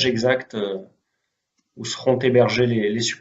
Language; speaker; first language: French; native; French